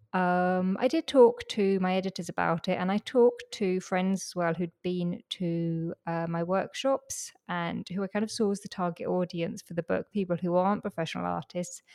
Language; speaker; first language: English; native; English